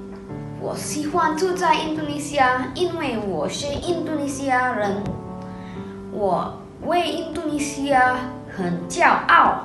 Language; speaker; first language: Chinese; non-native, learner; Indonesian